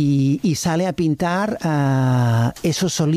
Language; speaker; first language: Spanish; native; Spanish